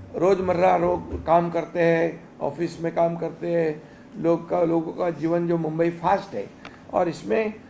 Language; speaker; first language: Hindi; non-native, local second language; Marathi